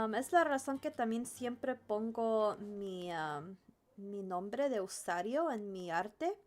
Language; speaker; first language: Spanish; early bilingual, heritage; Spanish